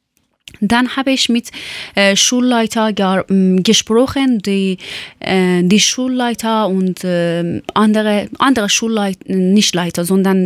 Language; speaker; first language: German; non-native, learner; Persian